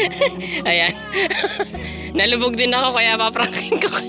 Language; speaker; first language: Filipino; native; Filipino